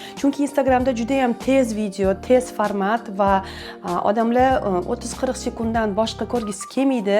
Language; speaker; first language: Uzbek; non-native, local second language; Russian